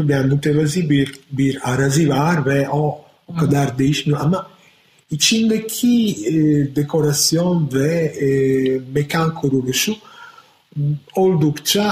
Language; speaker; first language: Turkish; non-native, fluent; Italian